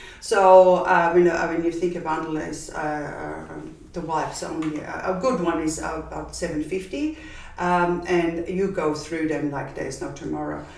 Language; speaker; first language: English; non-native, fluent; German